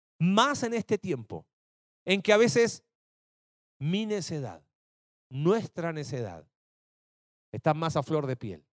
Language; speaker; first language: Spanish; native; Spanish